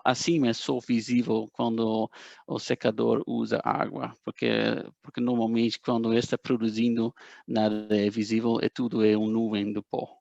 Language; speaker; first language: Portuguese; non-native, fluent; Dutch